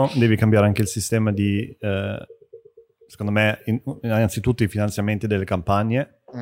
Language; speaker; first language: Italian; early bilingual, heritage; Italian